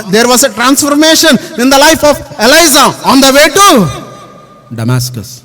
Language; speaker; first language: English; non-native, local second language; Telugu